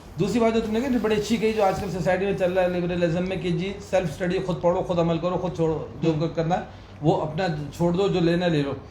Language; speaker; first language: Urdu; native; Urdu